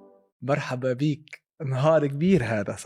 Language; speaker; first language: Arabic; native; Arabic